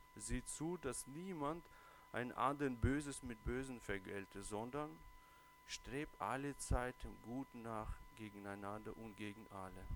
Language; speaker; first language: German; early bilingual, other home language; Russian